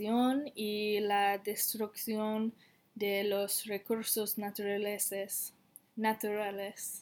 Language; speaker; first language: Spanish; non-native, learner; English